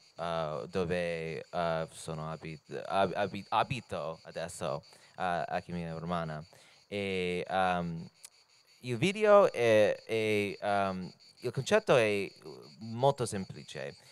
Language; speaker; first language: Italian; non-native, learner; English